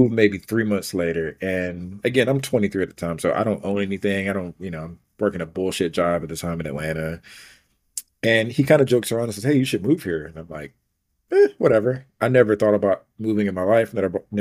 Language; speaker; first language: English; native; English